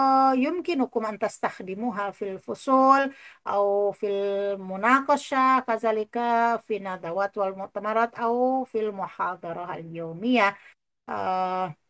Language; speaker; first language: Arabic; non-native, fluent; Indonesian